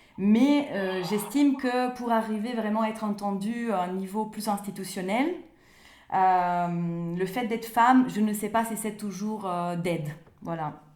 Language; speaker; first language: French; non-native, fluent; Italian